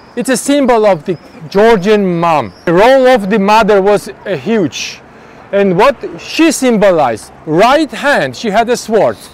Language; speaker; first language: English; non-native, fluent; Georgian